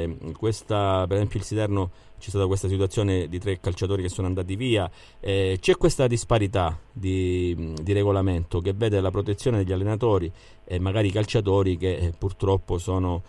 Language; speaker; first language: Italian; native; Italian